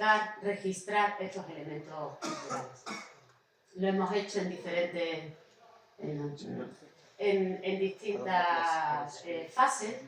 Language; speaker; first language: Spanish; native; Spanish